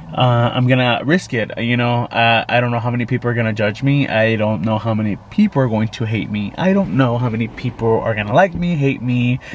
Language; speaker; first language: English; native; English